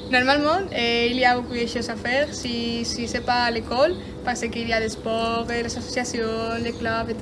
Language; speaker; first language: French; non-native, learner; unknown